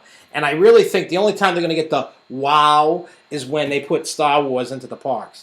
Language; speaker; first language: English; native; English